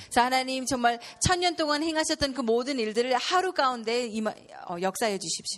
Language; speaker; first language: Korean; native; Korean